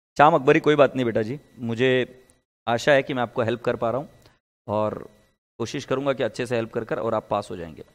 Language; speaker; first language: Hindi; native; Hindi